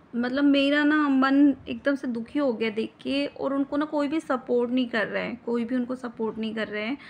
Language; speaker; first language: Hindi; native; Hindi